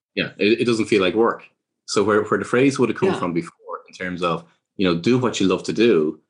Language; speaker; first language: English; native; English